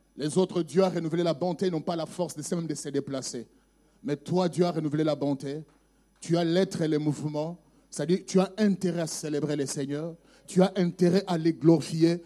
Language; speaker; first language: French; non-native, local second language; Luba-Lulua